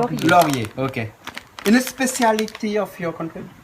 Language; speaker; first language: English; non-native, learner; Réunion Creole French